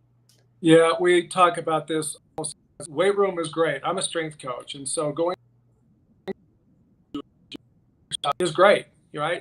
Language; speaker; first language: English; native; English